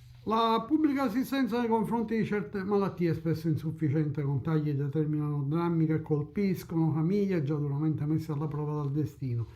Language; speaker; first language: Italian; native; Italian